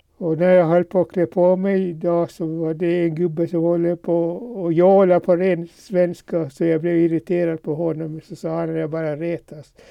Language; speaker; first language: Swedish; native; Swedish